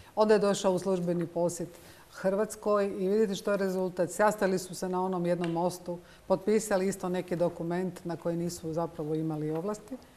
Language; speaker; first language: Croatian; native; Croatian